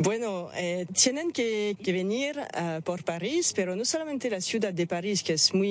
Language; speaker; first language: Spanish; non-native, fluent; French